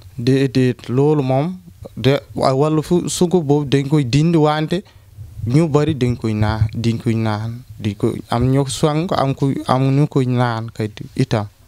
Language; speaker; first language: Wolof; non-native, local second language; Fula